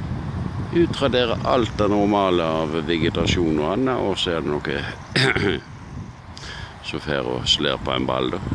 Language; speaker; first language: Norwegian; native; Norwegian